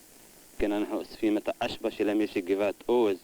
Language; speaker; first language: Hebrew; non-native, local second language; Arabic